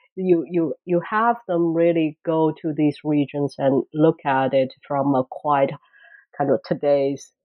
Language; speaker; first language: English; non-native, fluent; Chinese